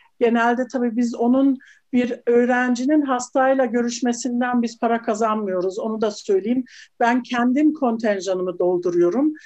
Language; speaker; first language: Turkish; early bilingual, heritage; Turkish